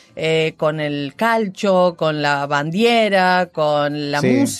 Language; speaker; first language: Italian; non-native, learner; Spanish